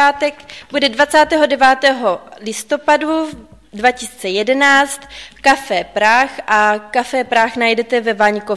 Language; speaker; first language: Czech; native; Czech